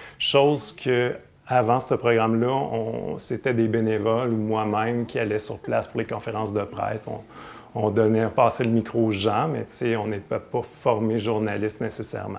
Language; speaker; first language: French; native; French